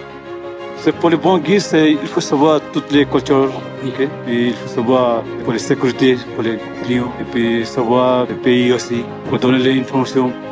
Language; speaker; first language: French; non-native, learner; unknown